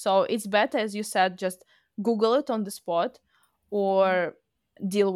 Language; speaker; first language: English; non-native, fluent; Russian